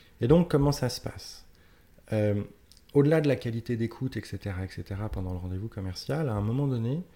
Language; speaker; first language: French; native; French